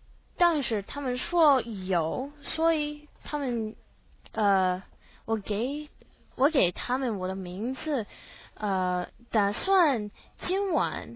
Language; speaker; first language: Chinese; non-native, learner; English